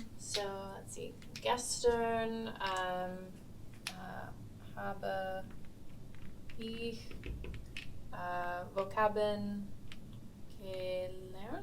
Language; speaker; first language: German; non-native, learner; English